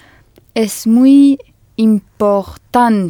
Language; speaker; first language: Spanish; non-native, learner; French